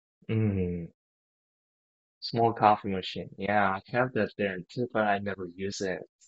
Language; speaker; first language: English; non-native, fluent; Korean